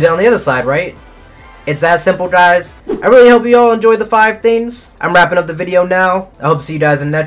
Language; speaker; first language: English; native; English